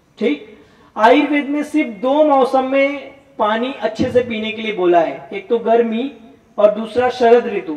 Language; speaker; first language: Hindi; non-native, local second language; Gujarati